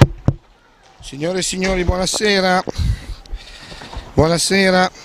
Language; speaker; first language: Italian; native; Italian